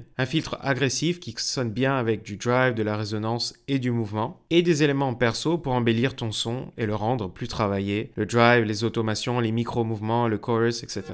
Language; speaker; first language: French; native; French